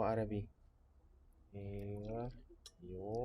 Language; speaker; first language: Arabic; non-native, learner; Filipino